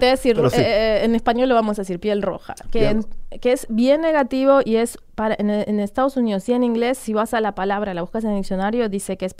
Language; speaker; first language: Spanish; native; Spanish